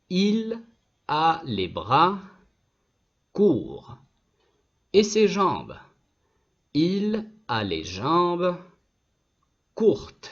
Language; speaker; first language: French; non-native, fluent; Spanish